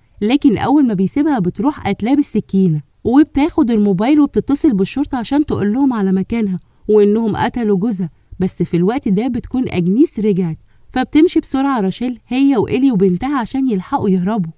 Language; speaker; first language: Arabic; native; Arabic